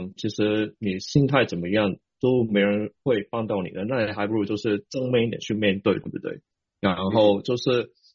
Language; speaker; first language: Chinese; non-native, local second language; Cantonese